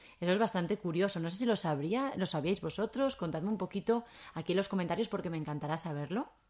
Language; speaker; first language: Spanish; native; Spanish